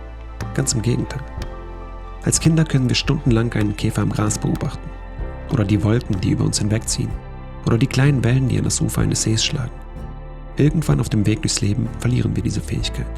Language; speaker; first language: German; native; German